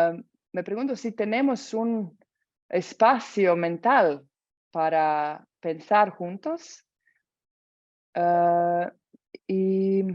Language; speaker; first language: Spanish; non-native, fluent; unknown